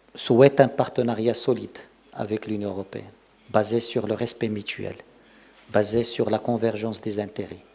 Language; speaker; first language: French; non-native, local second language; Arabic